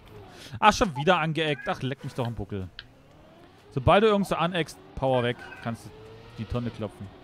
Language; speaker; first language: German; native; German